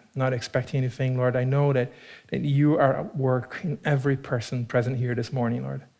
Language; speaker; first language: English; non-native, fluent; Portuguese